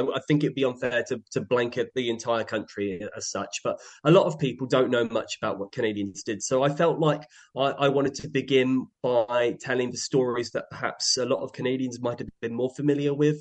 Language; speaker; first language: English; native; English